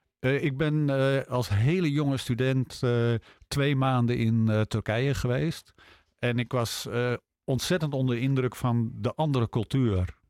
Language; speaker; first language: Dutch; native; Dutch